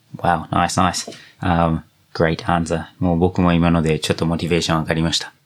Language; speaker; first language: Japanese; non-native, fluent; English